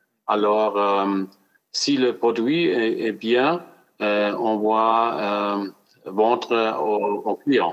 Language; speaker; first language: French; non-native, fluent; German